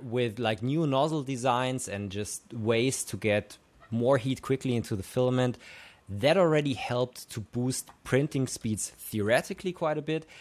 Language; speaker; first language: English; non-native, fluent; German